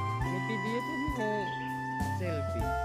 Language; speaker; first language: Indonesian; native; Indonesian